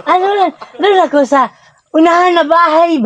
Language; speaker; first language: Filipino; non-native, local second language; Cebuano